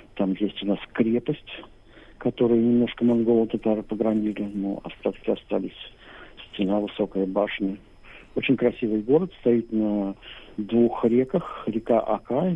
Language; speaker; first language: Russian; native; Russian